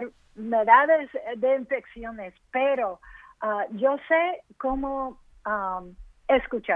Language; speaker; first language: Spanish; early bilingual, heritage; English